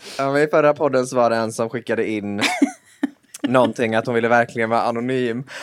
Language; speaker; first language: Swedish; native; Swedish